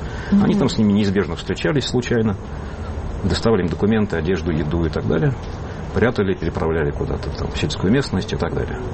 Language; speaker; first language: Russian; native; Russian